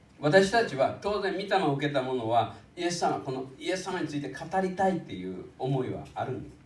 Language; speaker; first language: Japanese; native; Japanese